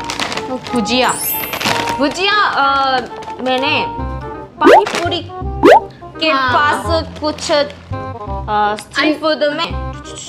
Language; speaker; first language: Hindi; non-native, learner; Korean